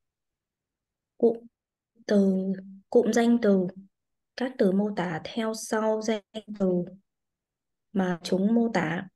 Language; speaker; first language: Vietnamese; native; Vietnamese